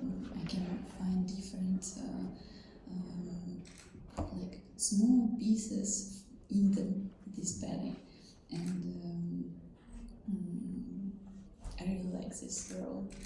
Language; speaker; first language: English; non-native, learner; Russian